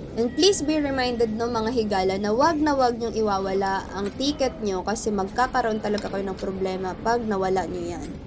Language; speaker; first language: Filipino; native; Filipino